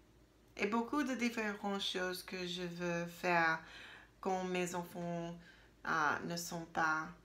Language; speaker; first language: French; non-native, learner; English